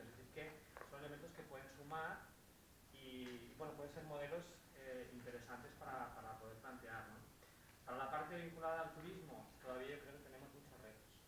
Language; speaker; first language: Spanish; native; Spanish